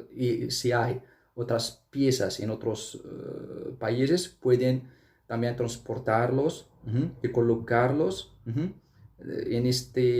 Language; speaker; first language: Spanish; non-native, fluent; Arabic